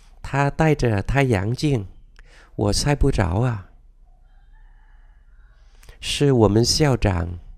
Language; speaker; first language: Chinese; non-native, fluent; Vietnamese